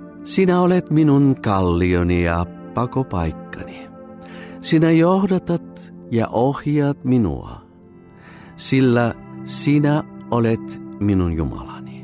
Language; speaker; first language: Finnish; non-native, fluent; Bulgarian